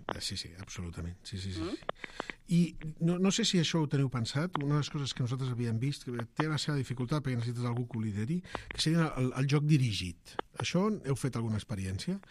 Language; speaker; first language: Catalan; native; Catalan